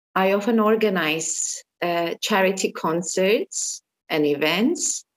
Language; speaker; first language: English; non-native, fluent; Armenian